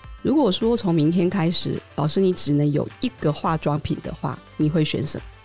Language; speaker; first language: Chinese; native; Chinese